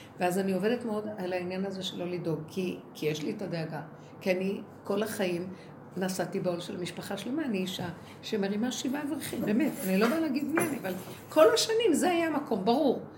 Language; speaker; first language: Hebrew; native; Hebrew